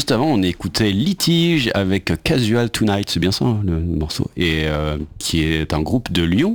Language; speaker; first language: French; native; French